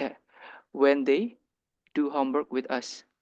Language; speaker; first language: English; non-native, learner; Indonesian